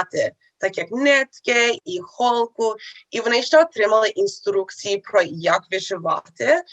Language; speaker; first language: Ukrainian; early bilingual, heritage; Ukrainian